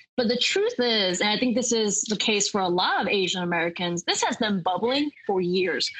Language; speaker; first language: English; native; English